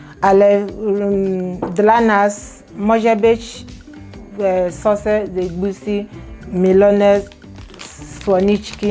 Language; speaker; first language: Polish; non-native, learner; Igbo